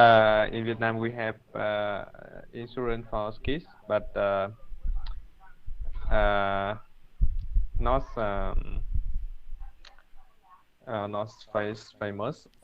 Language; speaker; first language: English; non-native, learner; Vietnamese